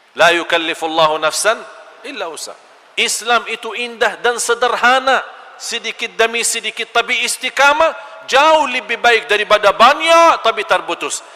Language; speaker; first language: Malay; non-native, fluent; Arabic